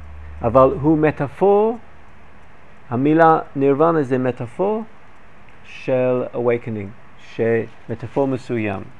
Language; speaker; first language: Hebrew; non-native, fluent; English